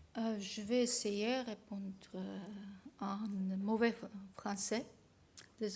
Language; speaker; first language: French; non-native, fluent; Armenian